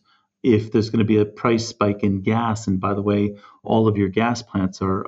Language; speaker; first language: English; native; English